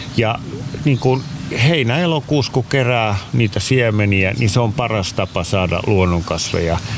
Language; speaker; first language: Finnish; native; Finnish